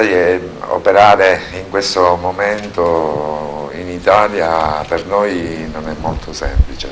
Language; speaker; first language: Italian; native; Italian